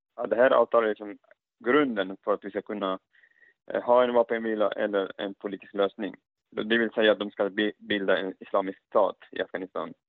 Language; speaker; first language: Swedish; non-native, fluent; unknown